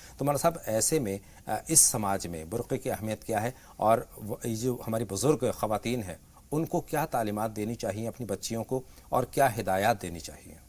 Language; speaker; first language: Urdu; native; Urdu